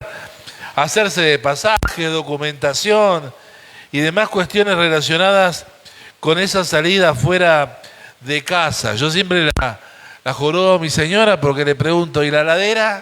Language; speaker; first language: Spanish; native; Spanish